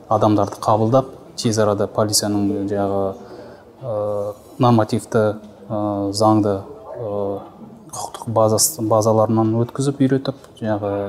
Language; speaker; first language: Kazakh; native; Kazakh